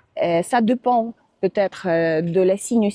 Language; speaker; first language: French; non-native, fluent; Russian